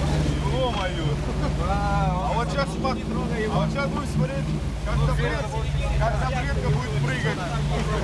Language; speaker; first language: Russian; native; Russian